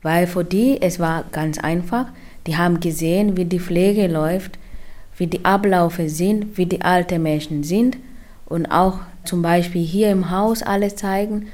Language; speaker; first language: German; non-native, learner; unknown